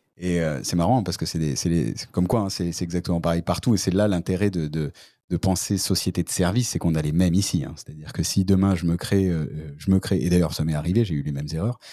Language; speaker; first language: French; native; French